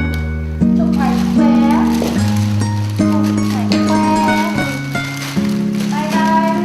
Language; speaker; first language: Vietnamese; non-native, learner; German